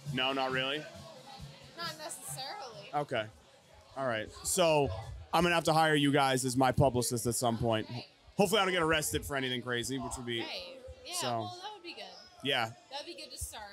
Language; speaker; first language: English; native; English